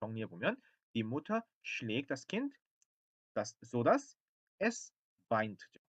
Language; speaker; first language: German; non-native, fluent; Korean